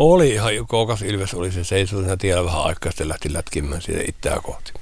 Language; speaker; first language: Finnish; native; Finnish